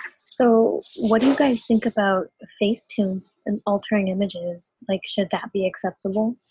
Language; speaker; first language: English; native; English